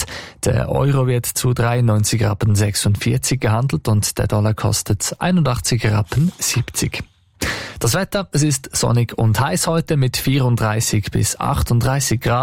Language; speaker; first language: German; native; German